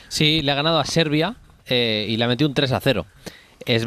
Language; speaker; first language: Spanish; native; Spanish